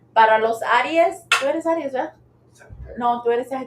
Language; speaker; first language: Spanish; early bilingual, heritage; Spanish